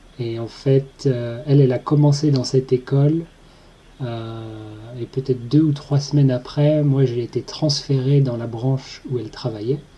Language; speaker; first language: French; native; French